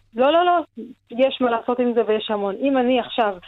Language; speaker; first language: Hebrew; non-native, local second language; Arabic